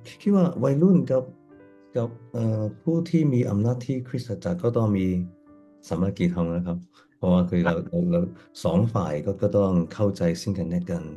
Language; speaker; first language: Thai; non-native, fluent; Cantonese